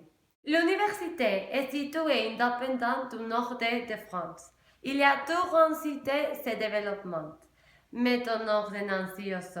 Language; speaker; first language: French; non-native, learner; Spanish